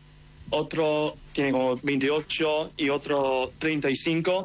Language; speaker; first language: Spanish; early bilingual, heritage; English